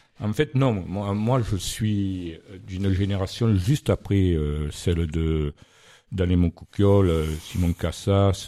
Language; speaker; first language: French; native; French